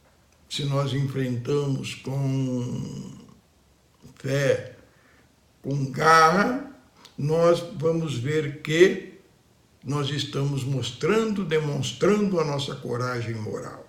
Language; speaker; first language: Portuguese; native; Portuguese